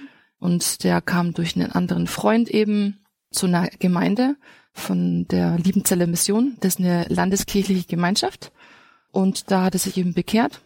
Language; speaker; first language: German; native; German